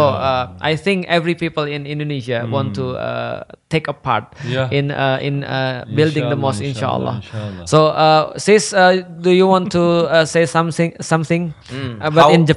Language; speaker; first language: English; non-native, fluent; Indonesian